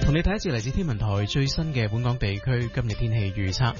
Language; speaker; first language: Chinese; non-native, local second language; Cantonese